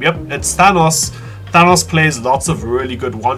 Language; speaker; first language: English; native; English